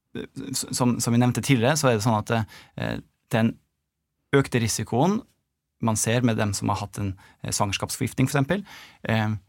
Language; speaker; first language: Norwegian; native; Norwegian